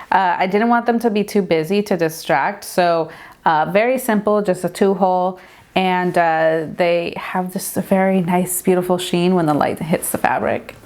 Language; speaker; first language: English; native; English